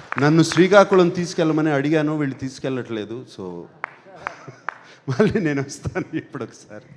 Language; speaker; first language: Telugu; native; Telugu